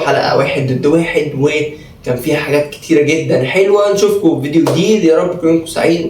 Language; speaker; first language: Arabic; native; Arabic